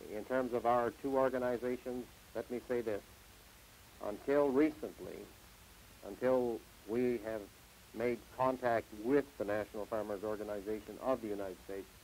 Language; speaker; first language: English; native; English